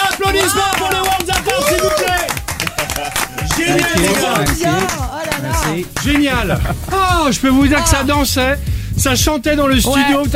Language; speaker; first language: French; native; French